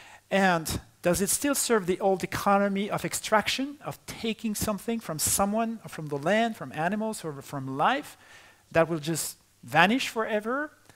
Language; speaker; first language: English; non-native, fluent; French